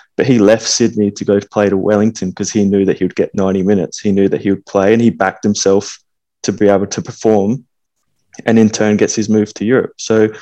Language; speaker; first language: English; native; English